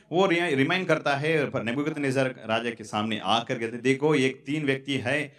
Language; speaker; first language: Hindi; non-native, local second language; Tamil